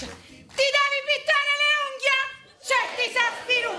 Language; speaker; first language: Italian; native; Italian